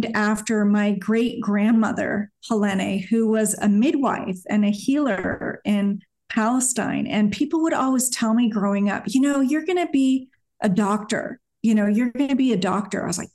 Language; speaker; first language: English; native; English